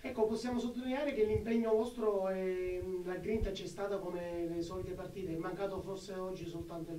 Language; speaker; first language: Italian; native; Italian